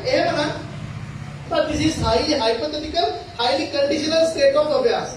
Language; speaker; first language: English; non-native, local second language; Sinhala